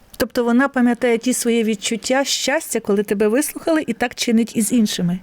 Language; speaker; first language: Ukrainian; native; Ukrainian